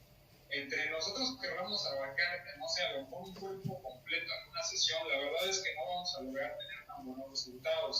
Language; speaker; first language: Spanish; native; Spanish